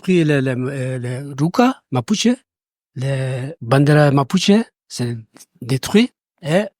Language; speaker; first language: French; non-native, learner; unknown